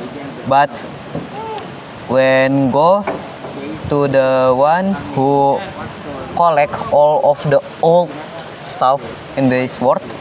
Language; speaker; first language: English; non-native, learner; Indonesian